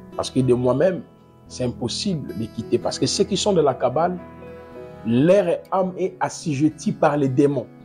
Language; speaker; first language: French; non-native, local second language; Lingala